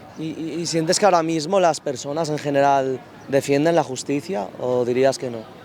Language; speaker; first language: Spanish; native; Spanish